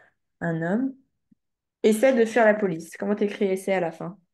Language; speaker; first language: French; native; French